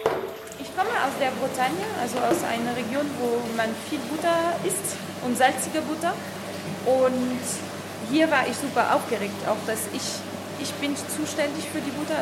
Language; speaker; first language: German; non-native, learner; French